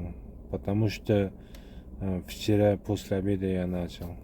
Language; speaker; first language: Russian; non-native, fluent; Uzbek